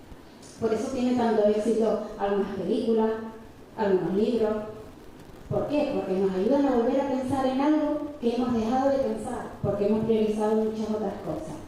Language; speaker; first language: Spanish; native; Spanish